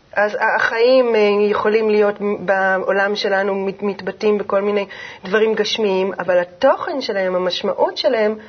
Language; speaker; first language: Hebrew; native; Hebrew